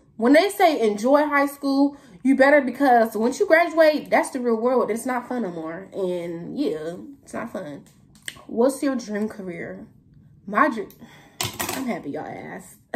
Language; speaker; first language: English; native; English